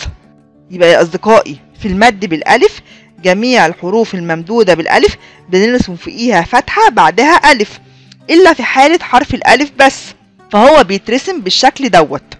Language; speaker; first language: Arabic; native; Arabic